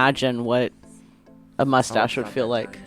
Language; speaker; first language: English; native; English